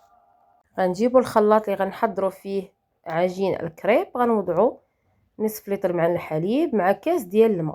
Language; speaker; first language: Arabic; native; Arabic